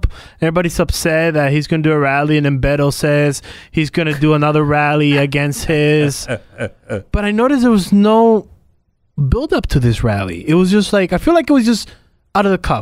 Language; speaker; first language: English; native; English